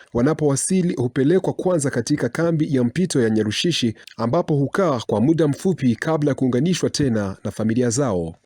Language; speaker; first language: Swahili; non-native, local second language; Kinyarwanda